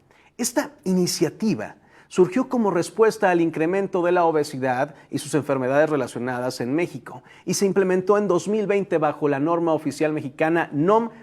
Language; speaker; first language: Spanish; native; Spanish